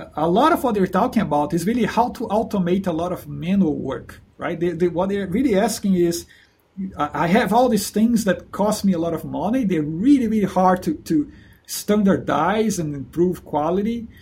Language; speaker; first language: English; non-native, fluent; Portuguese